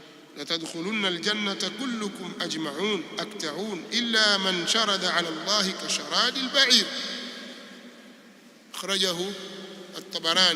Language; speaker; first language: Arabic; non-native, fluent; Swahili